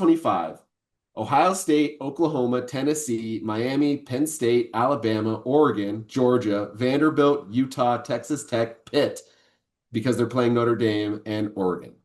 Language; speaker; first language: English; native; English